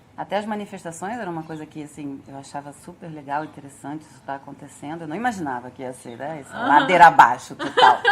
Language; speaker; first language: Portuguese; early bilingual, other home language; French